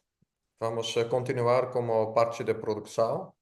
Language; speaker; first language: Portuguese; non-native, learner; Dutch